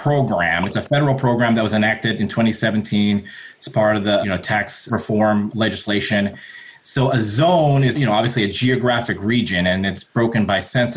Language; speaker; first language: English; native; English